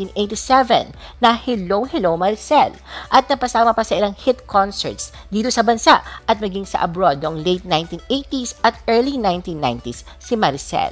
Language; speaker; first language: Filipino; native; Filipino